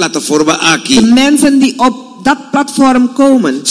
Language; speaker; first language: Dutch; non-native, fluent; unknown